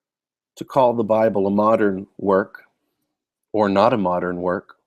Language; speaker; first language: English; native; English